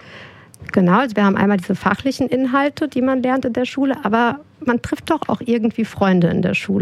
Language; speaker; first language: German; native; German